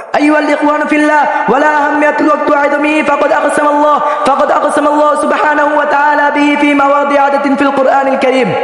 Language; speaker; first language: Arabic; non-native, learner; Bangla